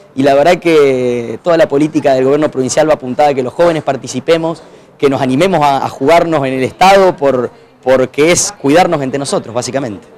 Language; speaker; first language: Spanish; native; Spanish